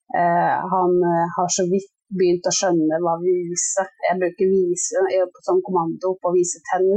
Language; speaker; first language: Norwegian; native; Norwegian